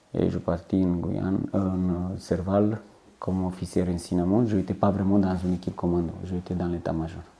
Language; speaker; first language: French; non-native, fluent; Romanian